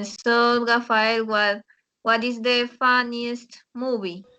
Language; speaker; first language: English; non-native, learner; Spanish